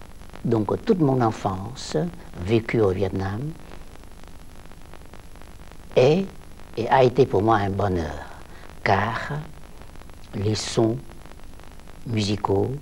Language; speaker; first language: French; non-native, local second language; Vietnamese